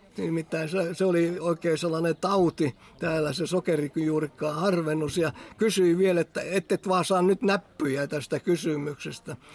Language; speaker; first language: Finnish; native; Finnish